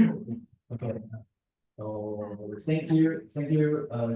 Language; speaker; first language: English; non-native, learner; Chinese